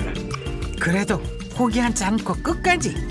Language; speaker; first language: Korean; native; Korean